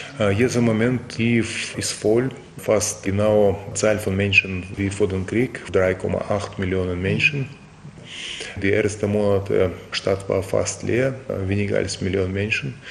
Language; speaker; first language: German; non-native, fluent; Russian